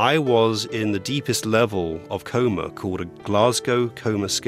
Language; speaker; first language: English; native; English